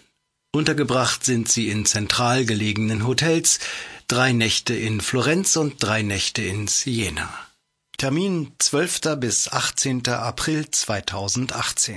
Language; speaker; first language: German; native; German